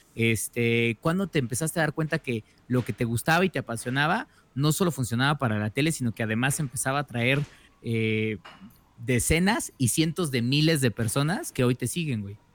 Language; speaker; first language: Spanish; native; Spanish